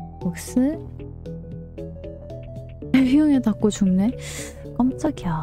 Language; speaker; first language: Korean; native; Korean